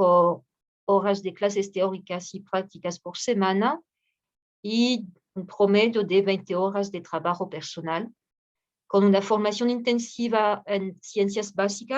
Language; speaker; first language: Spanish; non-native, fluent; French